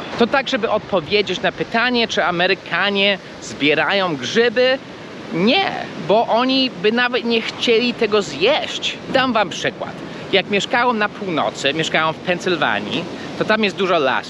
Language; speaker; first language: Polish; early bilingual, heritage; Polish